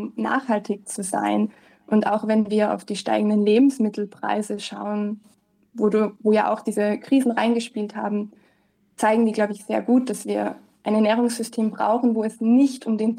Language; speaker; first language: German; native; German